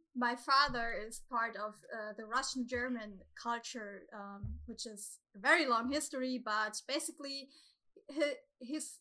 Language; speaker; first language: English; non-native, fluent; German